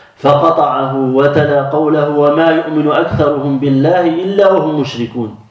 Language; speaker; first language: Arabic; non-native, fluent; French